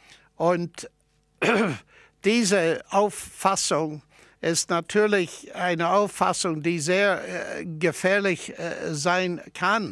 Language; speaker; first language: German; non-native, fluent; English